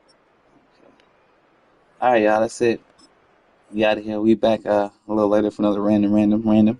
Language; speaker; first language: English; native; English